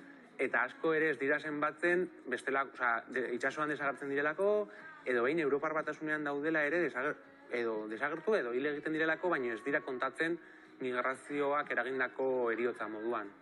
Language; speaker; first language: Basque; native; Basque